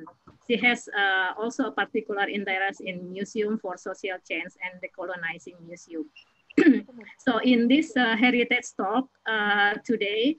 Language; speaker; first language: English; non-native, fluent; Indonesian